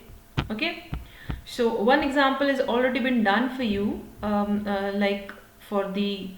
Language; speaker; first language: English; non-native, local second language; Hindi